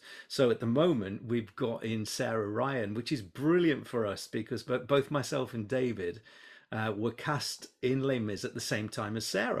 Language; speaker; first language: English; native; English